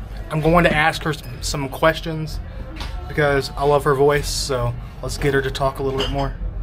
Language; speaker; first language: English; native; English